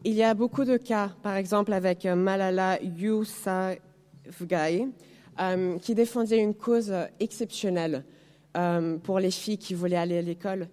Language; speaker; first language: French; non-native, fluent; Spanish